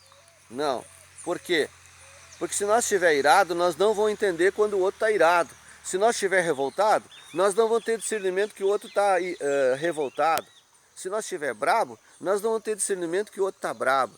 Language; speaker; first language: Portuguese; native; Portuguese